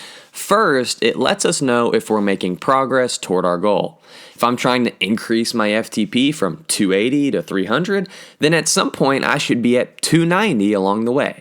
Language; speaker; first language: English; native; English